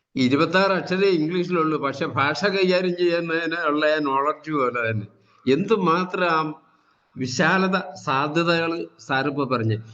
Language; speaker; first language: Malayalam; native; Malayalam